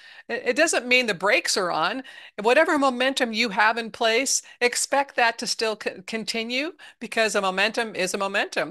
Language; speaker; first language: English; native; English